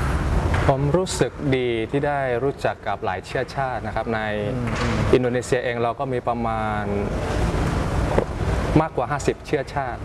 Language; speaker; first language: Thai; early bilingual, other home language; Indonesian